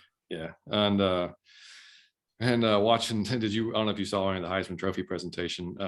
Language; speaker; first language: English; native; English